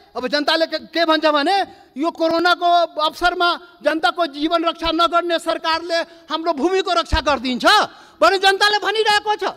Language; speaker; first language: Nepali; non-native, local second language; Maithili